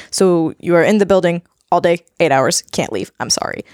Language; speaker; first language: English; native; English